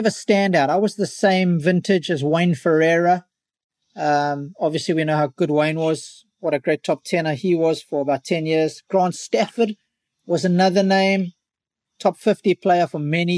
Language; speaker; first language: English; native; English